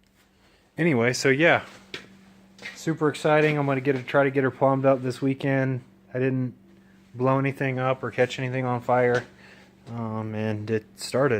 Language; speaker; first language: English; native; English